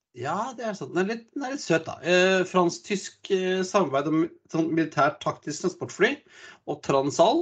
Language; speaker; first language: Norwegian; native; Norwegian